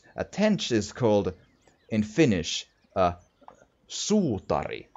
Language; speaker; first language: English; non-native, fluent; Finnish